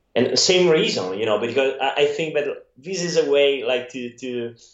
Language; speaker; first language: English; non-native, fluent; Italian